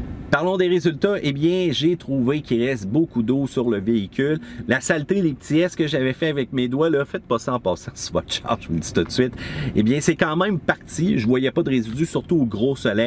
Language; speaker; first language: French; native; French